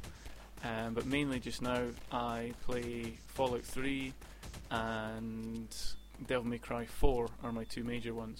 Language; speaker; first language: English; native; English